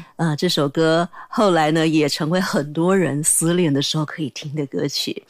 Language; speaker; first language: Chinese; native; Chinese